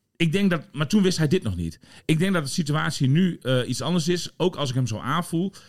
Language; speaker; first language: Dutch; native; Dutch